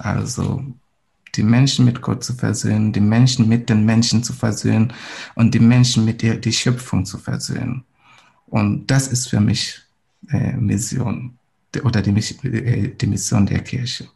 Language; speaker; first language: German; non-native, fluent; Swahili